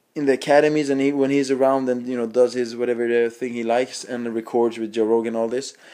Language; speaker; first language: English; non-native, fluent; Swedish